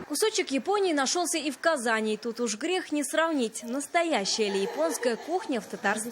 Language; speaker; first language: Russian; native; Russian